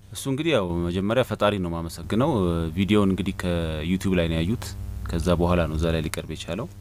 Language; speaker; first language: Amharic; native; Amharic